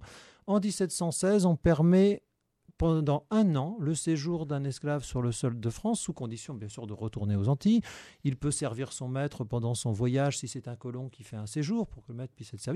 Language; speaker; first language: French; native; French